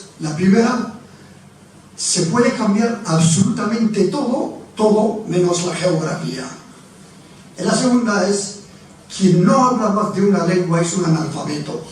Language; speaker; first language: Spanish; non-native, fluent; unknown